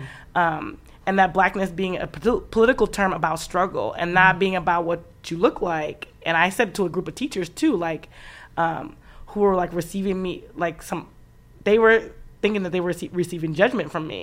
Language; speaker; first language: English; native; English